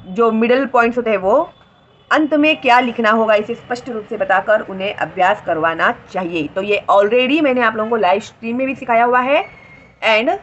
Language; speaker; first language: Hindi; non-native, local second language; Marathi